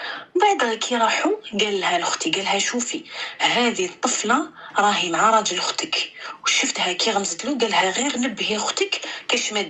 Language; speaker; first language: Arabic; native; Arabic